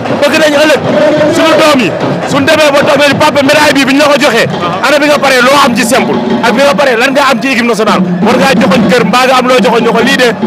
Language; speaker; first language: Wolof; non-native, local second language; Serer